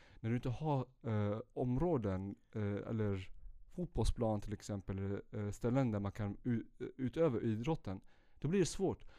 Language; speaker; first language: Swedish; early bilingual, other home language; Central Kurdish